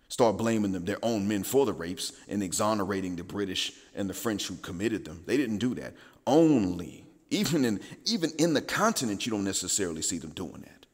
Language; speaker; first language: English; native; English